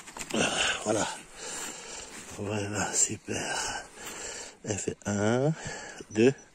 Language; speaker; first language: French; native; French